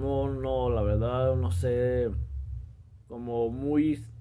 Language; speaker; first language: Spanish; non-native, local second language; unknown